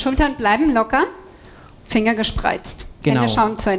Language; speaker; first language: German; native; German